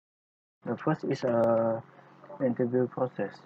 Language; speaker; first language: English; non-native, local second language; Malay